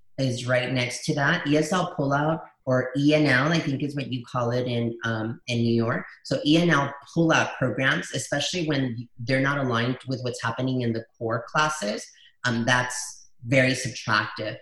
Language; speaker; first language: English; early bilingual, other home language; Spanish